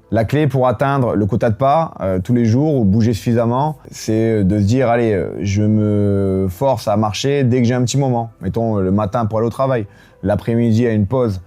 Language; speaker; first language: French; native; French